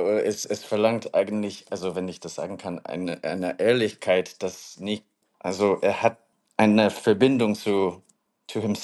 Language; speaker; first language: German; non-native, fluent; English